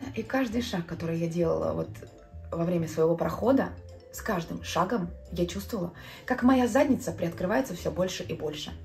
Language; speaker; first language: Russian; non-native, local second language; Latvian